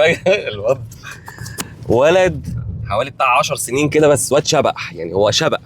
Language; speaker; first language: Arabic; native; Arabic